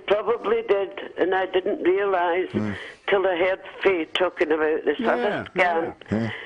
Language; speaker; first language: English; non-native, fluent; Finnish